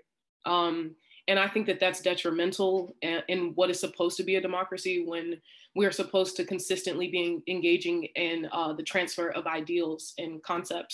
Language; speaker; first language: English; native; English